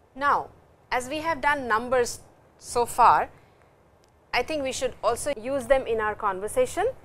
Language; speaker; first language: English; non-native, local second language; Hindi